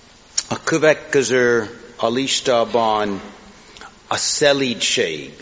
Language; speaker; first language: Hungarian; non-native, fluent; English